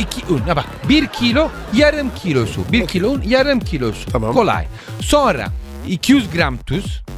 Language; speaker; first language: Turkish; non-native, learner; Italian